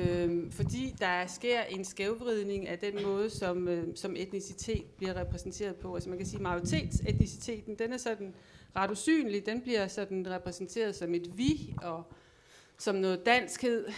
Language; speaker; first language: Danish; native; Danish